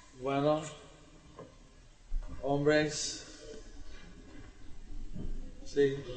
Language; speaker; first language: Spanish; non-native, learner; English